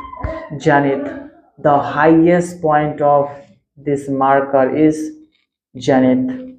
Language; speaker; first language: English; non-native, local second language; Hindi